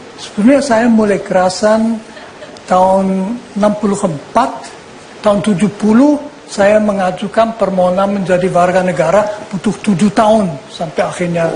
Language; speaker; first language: Indonesian; non-native, fluent; German